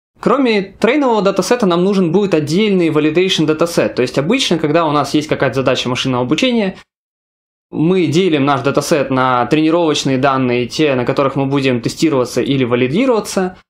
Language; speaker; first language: Russian; native; Russian